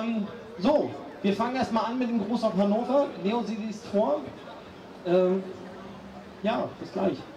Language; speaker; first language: German; native; German